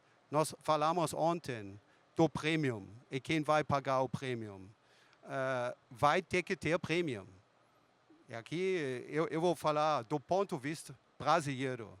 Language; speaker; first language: Portuguese; non-native, fluent; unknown